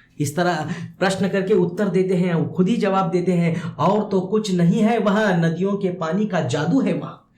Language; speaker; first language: Hindi; non-native, local second language; Kannada